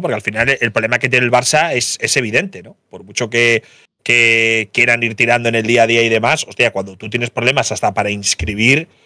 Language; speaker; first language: Spanish; native; Spanish